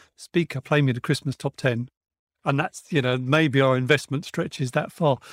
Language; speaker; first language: English; native; English